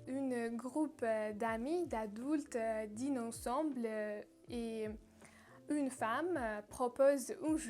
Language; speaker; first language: French; non-native, learner; Russian